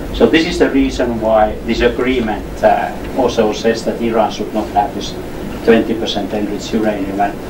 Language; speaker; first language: English; non-native, fluent; Finnish